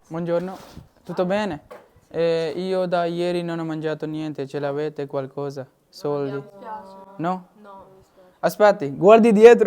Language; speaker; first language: Italian; non-native, learner; Urdu